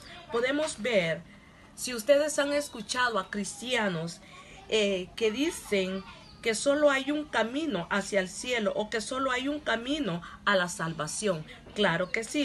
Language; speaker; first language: Spanish; non-native, local second language; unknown